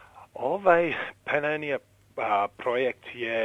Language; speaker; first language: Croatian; early bilingual, heritage; English